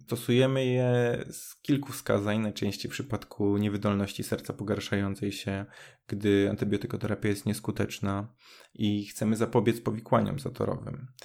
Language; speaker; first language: Polish; native; Polish